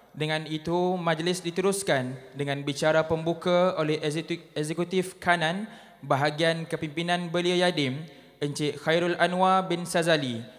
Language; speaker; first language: Malay; native; Malay